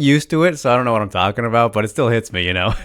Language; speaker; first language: English; native; English